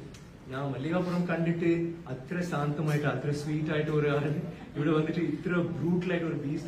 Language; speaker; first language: Malayalam; non-native, learner; Tamil